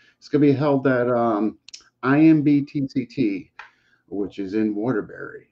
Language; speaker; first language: English; native; English